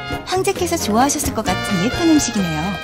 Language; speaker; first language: Korean; native; Korean